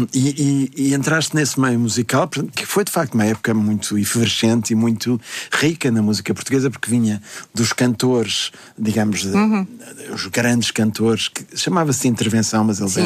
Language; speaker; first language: Portuguese; native; Portuguese